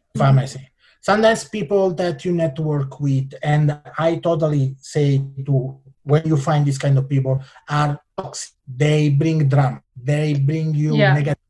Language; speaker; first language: English; non-native, fluent; Italian